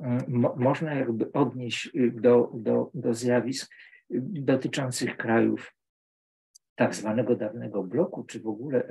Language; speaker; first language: Polish; native; Polish